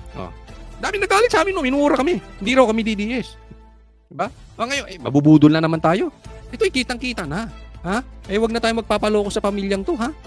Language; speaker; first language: Filipino; native; Filipino